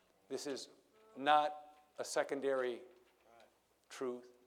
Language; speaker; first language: English; native; English